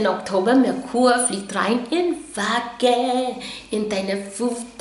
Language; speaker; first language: German; non-native, fluent; English